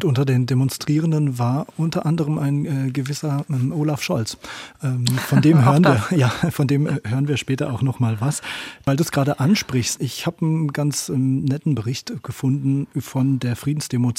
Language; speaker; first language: German; native; German